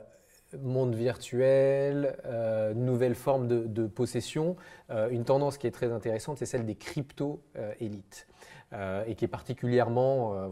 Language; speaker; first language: French; native; French